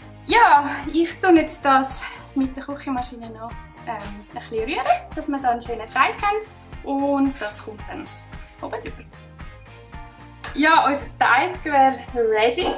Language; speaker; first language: German; native; German